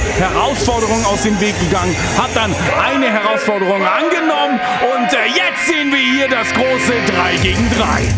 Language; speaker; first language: German; native; German